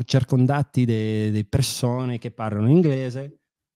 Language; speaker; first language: Italian; non-native, fluent; English